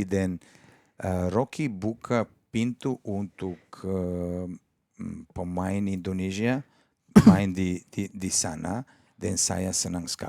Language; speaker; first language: Indonesian; non-native, fluent; Serbian